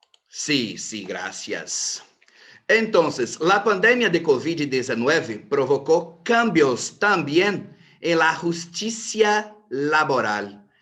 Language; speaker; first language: Spanish; non-native, fluent; Portuguese